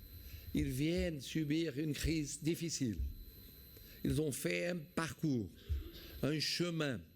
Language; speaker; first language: French; non-native, fluent; Portuguese